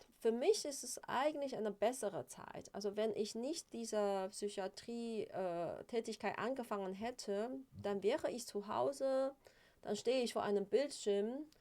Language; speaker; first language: German; non-native, fluent; Chinese